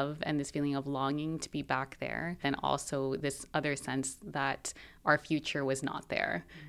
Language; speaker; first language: English; native; English